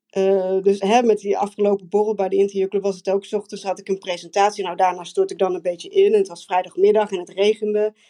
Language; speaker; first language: Dutch; native; Dutch